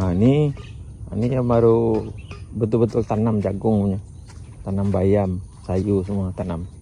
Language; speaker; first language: Malay; native; Malay